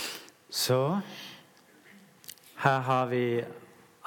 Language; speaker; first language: Norwegian; non-native, learner; English